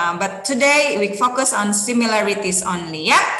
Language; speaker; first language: English; non-native, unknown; Indonesian